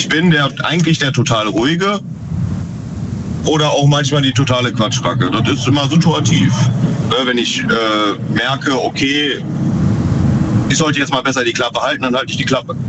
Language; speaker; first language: German; native; German